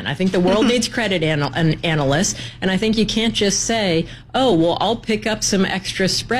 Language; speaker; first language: English; native; English